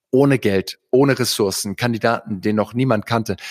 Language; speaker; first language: German; native; German